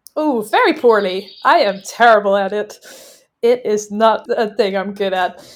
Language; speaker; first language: English; non-native, fluent; Dutch